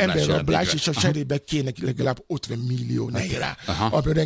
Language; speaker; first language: Hungarian; non-native, fluent; Yoruba